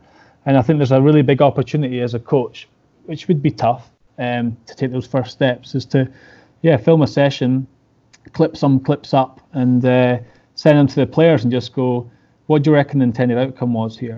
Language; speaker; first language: English; native; English